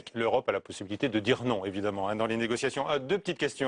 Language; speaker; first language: French; native; French